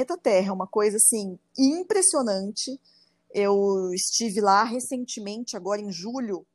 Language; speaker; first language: Portuguese; native; Portuguese